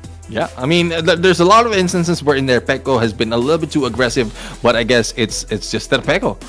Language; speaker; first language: English; non-native, local second language; Filipino